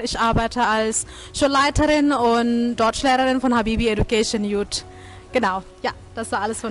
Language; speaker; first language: German; non-native, fluent; Indonesian